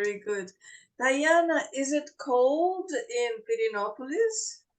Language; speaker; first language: English; non-native, fluent; Portuguese